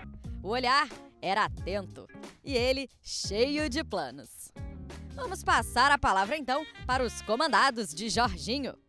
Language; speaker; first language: Portuguese; native; Portuguese